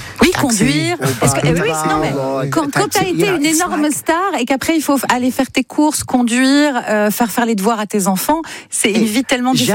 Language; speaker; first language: French; native; French